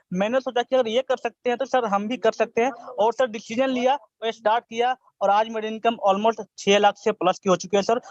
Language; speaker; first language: Hindi; native; Hindi